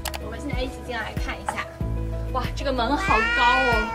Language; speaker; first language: Chinese; native; Chinese